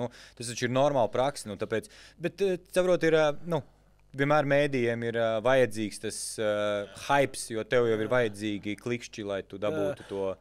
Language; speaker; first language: Latvian; native; Latvian